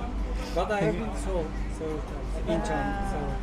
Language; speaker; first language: English; non-native, learner; Turkish